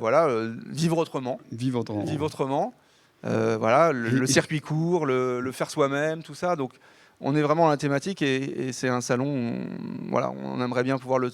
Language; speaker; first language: French; native; French